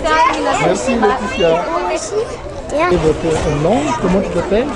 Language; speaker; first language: French; non-native, local second language; Malagasy